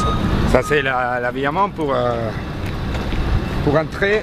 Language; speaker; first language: French; non-native, learner; Spanish